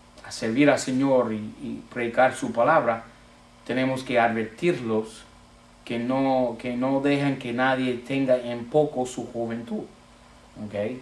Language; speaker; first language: Spanish; non-native, fluent; English